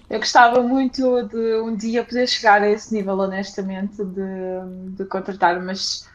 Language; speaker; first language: Portuguese; early bilingual, other home language; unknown